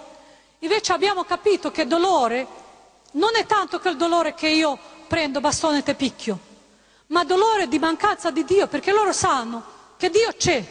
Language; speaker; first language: Italian; non-native, fluent; Croatian